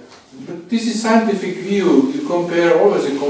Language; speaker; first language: English; non-native, learner; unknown